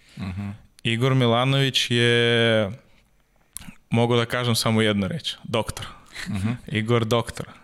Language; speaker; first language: Serbian; non-native, learner; Russian